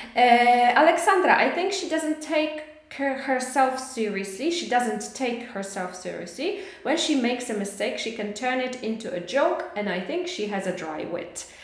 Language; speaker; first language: English; non-native, fluent; Polish